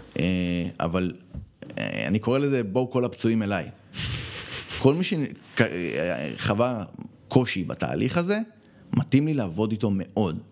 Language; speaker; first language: Hebrew; early bilingual, other home language; Spanish